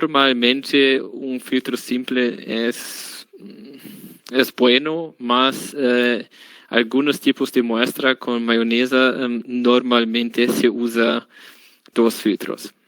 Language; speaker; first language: Spanish; non-native, learner; German